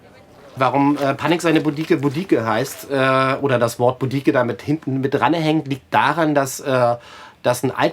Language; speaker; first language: German; native; German